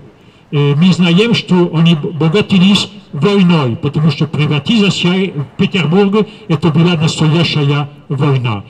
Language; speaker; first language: Russian; non-native, fluent; French